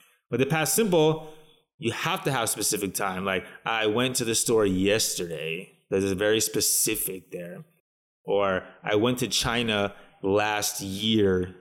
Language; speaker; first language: English; native; English